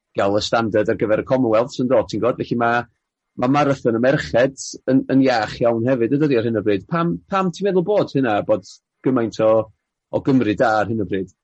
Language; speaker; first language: Welsh; native; Welsh